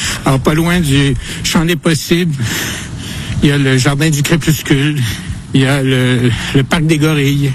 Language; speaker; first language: French; native; French